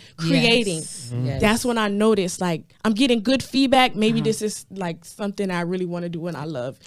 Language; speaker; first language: English; native; English